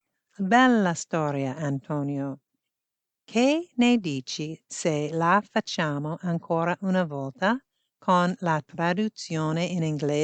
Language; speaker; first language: Italian; non-native, fluent; English